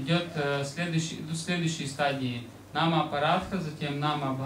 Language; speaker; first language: Russian; native; Russian